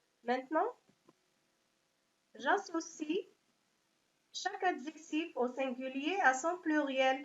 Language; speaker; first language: French; non-native, local second language; Arabic